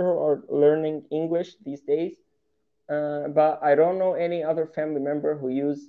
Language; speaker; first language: English; non-native, fluent; Arabic